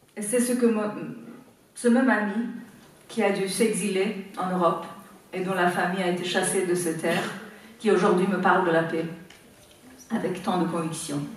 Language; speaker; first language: French; non-native, fluent; Persian